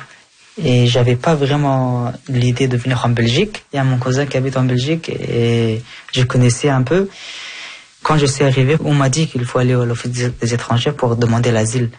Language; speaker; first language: French; early bilingual, other home language; Persian